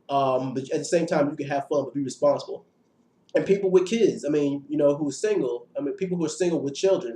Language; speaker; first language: English; native; English